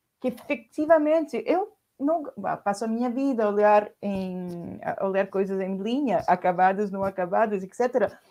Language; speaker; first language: Portuguese; non-native, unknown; Spanish